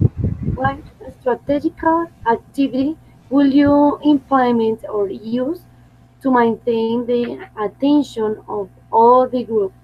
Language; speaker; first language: English; non-native, fluent; Spanish